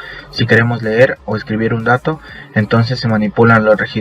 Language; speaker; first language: Spanish; native; Spanish